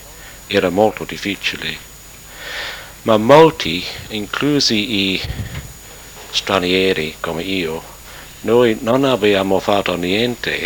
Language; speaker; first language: Italian; non-native, learner; English